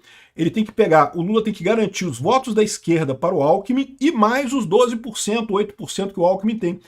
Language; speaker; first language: Portuguese; native; Portuguese